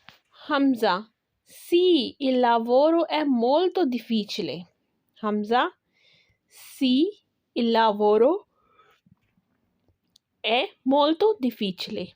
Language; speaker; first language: Italian; non-native, fluent; Urdu